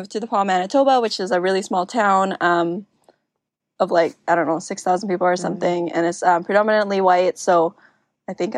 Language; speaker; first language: English; non-native, local second language; Filipino